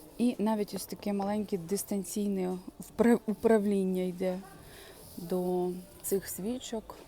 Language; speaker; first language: Ukrainian; native; Ukrainian